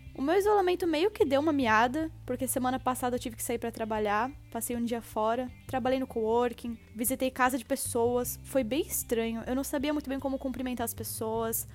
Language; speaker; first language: Portuguese; native; Portuguese